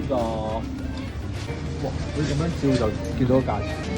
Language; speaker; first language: Cantonese; native; Cantonese